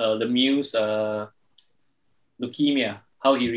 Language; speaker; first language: English; non-native, local second language; Malay